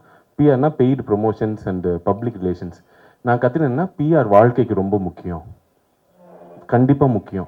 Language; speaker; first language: Tamil; native; Tamil